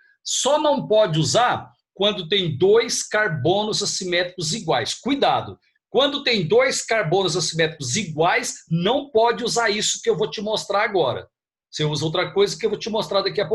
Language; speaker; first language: Portuguese; native; Portuguese